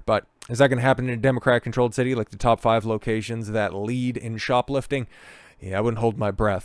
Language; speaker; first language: English; native; English